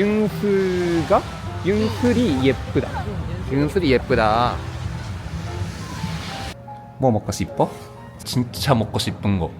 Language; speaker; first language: Korean; non-native, learner; Japanese